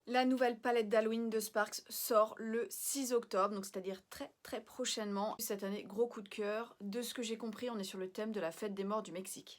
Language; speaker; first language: French; native; French